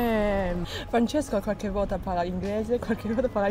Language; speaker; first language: Italian; non-native, learner; Chinese